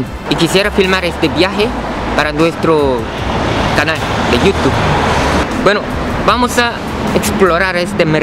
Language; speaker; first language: Spanish; non-native, fluent; Korean